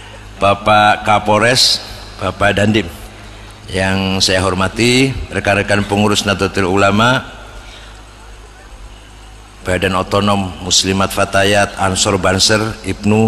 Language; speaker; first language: Indonesian; native; Indonesian